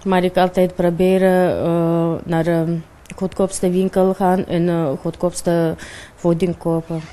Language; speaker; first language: Dutch; non-native, learner; Chechen